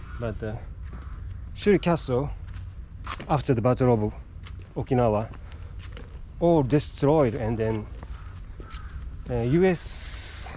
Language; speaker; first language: English; non-native, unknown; Japanese